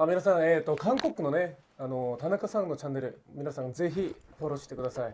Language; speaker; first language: Japanese; non-native, fluent; Korean